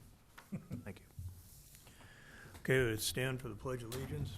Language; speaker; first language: English; native; English